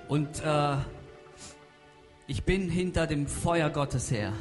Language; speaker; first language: German; non-native, fluent; Russian